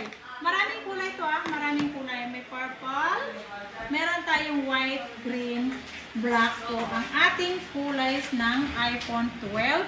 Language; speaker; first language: Filipino; native; Filipino